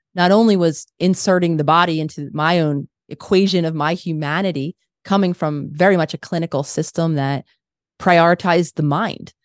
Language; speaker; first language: English; native; English